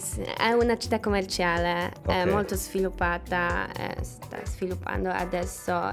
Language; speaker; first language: Italian; non-native, fluent; Polish